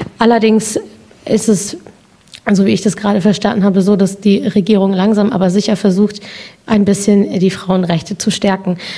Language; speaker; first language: German; native; German